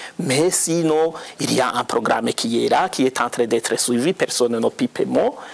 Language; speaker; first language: French; non-native, local second language; Rundi